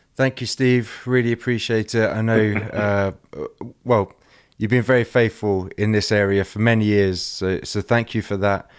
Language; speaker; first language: English; native; English